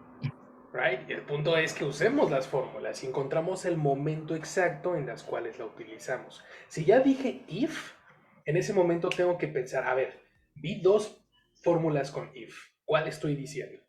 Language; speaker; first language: Spanish; native; Spanish